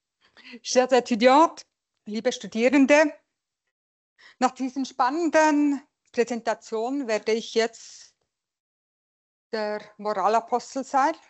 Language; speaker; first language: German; non-native, local second language; French